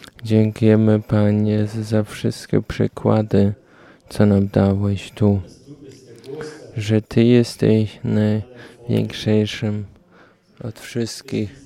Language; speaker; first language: Polish; non-native, learner; German